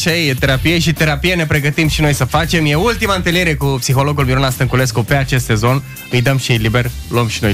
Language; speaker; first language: Romanian; native; Romanian